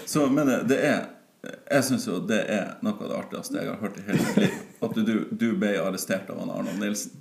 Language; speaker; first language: Norwegian; native; Norwegian